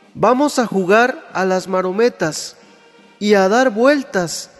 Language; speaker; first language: Spanish; native; Spanish